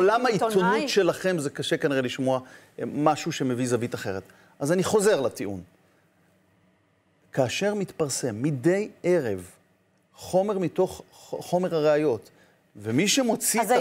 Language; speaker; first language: Hebrew; native; Hebrew